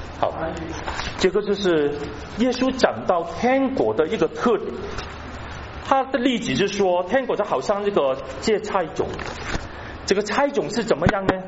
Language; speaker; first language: Chinese; non-native, local second language; Cantonese